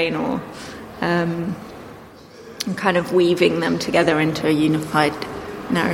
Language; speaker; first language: English; native; English